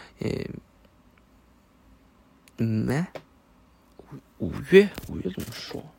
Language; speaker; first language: French; non-native, learner; Chinese